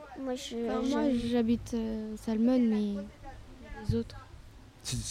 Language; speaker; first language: French; early bilingual, other home language; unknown